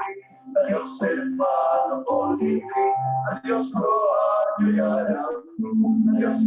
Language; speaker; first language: Spanish; native; Spanish